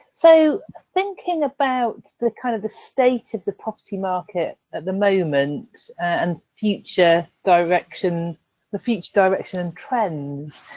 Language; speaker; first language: English; native; English